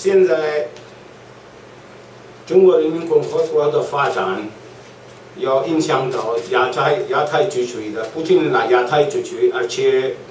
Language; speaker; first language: Chinese; non-native, learner; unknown